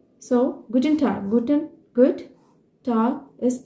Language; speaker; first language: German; non-native, fluent; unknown